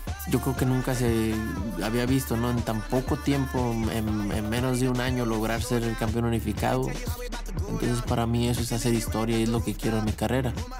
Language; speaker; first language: Spanish; native; Spanish